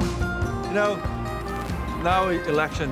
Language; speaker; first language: English; non-native, learner; Korean